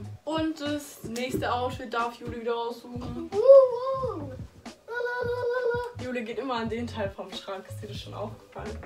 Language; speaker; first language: German; native; German